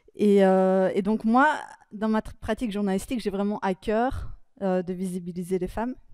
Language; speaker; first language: French; native; French